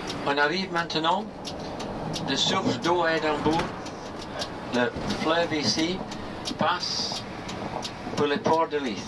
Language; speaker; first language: French; non-native, learner; English